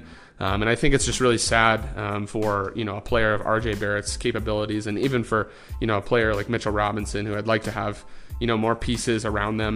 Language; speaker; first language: English; native; English